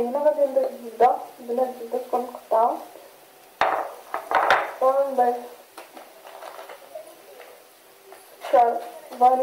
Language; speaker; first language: Arabic; native; Arabic